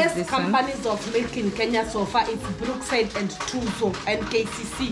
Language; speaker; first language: English; non-native, local second language; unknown